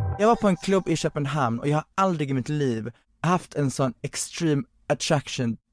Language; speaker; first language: Swedish; early bilingual, other home language; Hungarian